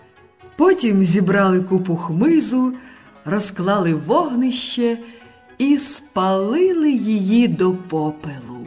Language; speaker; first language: Ukrainian; native; Ukrainian